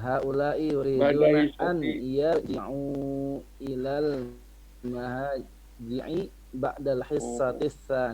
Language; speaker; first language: Arabic; non-native, learner; Indonesian